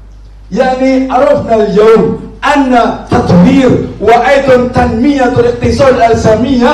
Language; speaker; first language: Arabic; non-native, learner; Malay